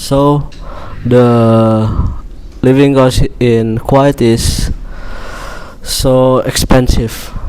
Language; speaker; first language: English; non-native, learner; Indonesian